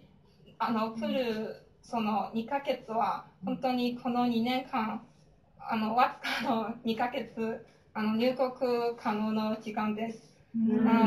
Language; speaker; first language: Japanese; non-native, fluent; Chinese